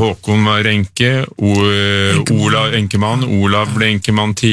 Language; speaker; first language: Norwegian; native; Norwegian